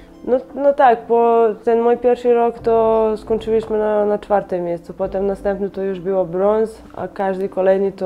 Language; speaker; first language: Polish; non-native, fluent; Serbian